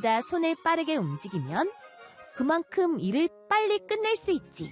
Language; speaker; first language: Korean; native; Korean